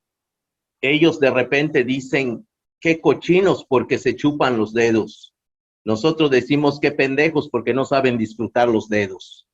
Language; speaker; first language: Spanish; non-native, local second language; Yucateco